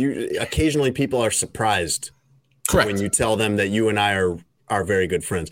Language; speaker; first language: English; native; English